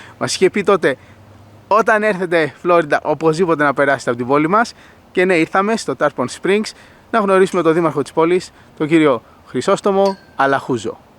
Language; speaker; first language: Greek; native; Greek